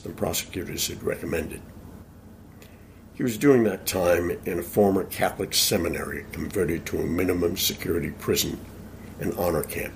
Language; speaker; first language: English; native; English